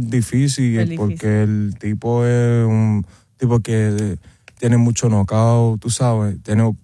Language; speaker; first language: Spanish; early bilingual, heritage; Spanish